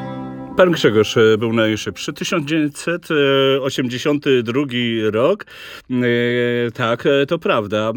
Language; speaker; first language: Polish; native; Polish